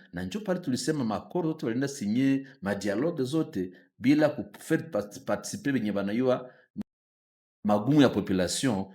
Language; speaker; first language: Swahili; native; Swahili